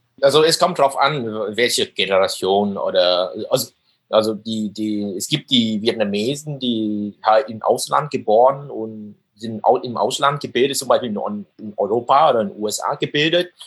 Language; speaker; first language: German; non-native, fluent; Vietnamese